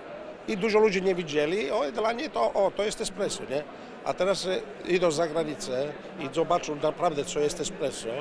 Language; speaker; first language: Polish; non-native, learner; Italian